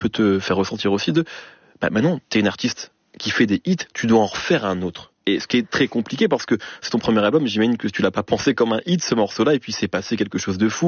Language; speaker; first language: French; native; French